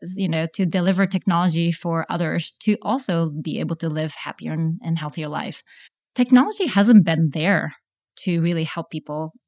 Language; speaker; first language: English; non-native, fluent; Japanese